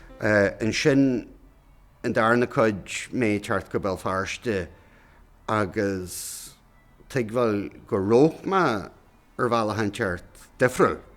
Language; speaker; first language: Irish; native; Irish